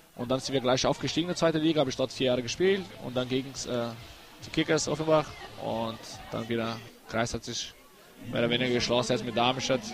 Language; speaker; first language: German; non-native, fluent; Portuguese